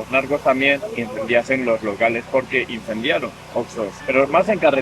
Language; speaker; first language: Spanish; native; Spanish